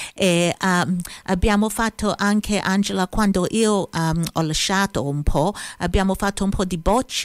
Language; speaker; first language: Italian; early bilingual, heritage; English